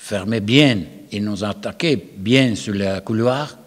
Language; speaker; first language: French; non-native, learner; Spanish